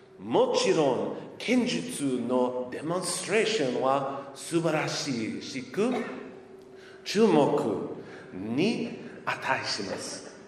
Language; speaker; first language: Japanese; non-native, learner; English